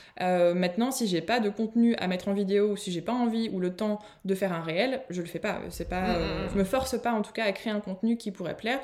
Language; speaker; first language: French; native; French